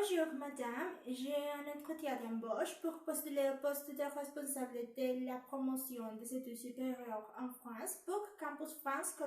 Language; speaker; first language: French; non-native, learner; Spanish